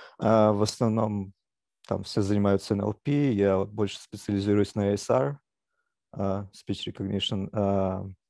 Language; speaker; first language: Russian; native; Russian